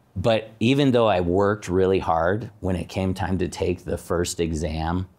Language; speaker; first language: English; native; English